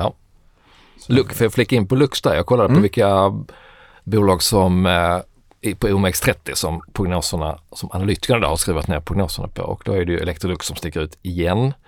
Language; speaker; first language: Swedish; native; Swedish